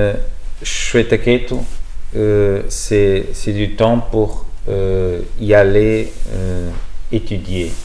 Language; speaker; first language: French; non-native, learner; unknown